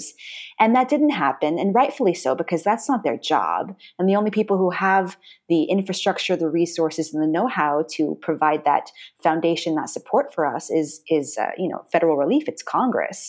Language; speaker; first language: English; native; English